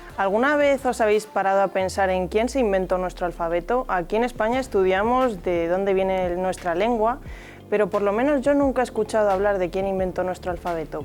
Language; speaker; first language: Spanish; native; Spanish